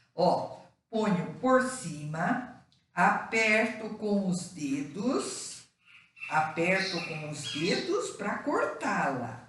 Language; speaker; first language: Portuguese; native; Portuguese